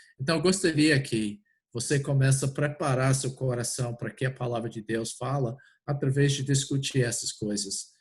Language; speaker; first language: Portuguese; non-native, fluent; English